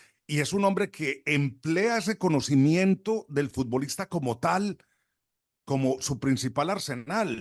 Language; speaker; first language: Spanish; native; Spanish